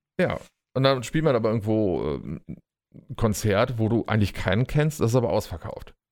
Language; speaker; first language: German; native; German